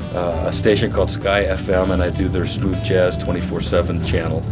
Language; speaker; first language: English; native; English